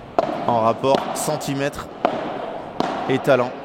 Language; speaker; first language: French; native; French